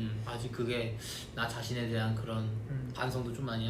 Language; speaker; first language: Korean; native; Korean